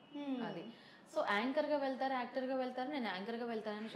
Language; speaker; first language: Telugu; native; Telugu